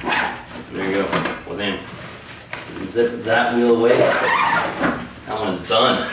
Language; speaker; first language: English; native; English